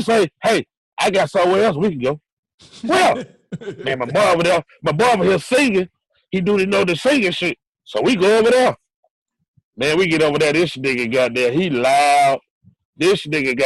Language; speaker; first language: English; native; English